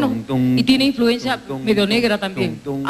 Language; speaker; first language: Spanish; native; Spanish